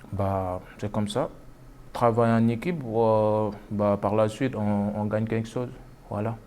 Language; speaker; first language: French; non-native, local second language; Wolof